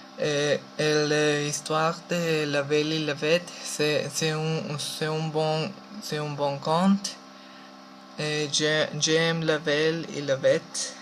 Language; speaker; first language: French; non-native, learner; Spanish